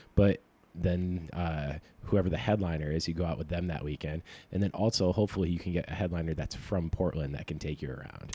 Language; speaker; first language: English; native; English